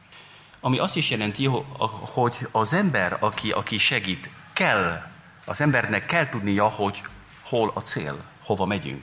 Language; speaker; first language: Hungarian; non-native, fluent; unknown